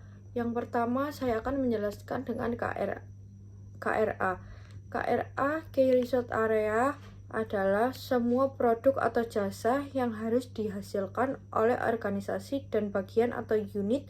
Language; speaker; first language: Indonesian; native; Indonesian